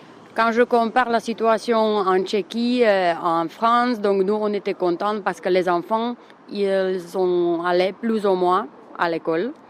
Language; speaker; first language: French; non-native, fluent; Czech